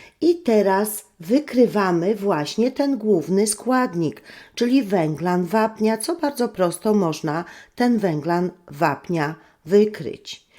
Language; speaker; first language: Polish; native; Polish